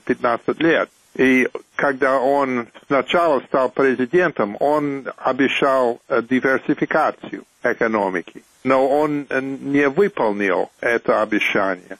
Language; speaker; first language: Russian; non-native, fluent; English